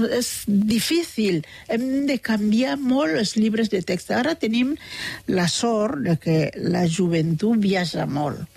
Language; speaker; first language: Catalan; non-native, fluent; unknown